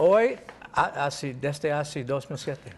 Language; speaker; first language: Spanish; non-native, learner; English